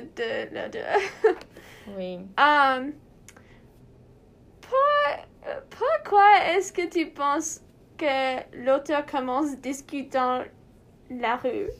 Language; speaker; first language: French; non-native, learner; English